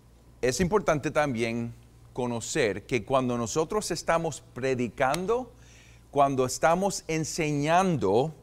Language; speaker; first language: Spanish; non-native, fluent; English